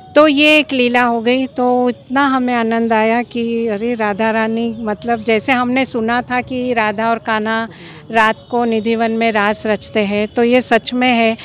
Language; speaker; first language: Hindi; non-native, local second language; Marathi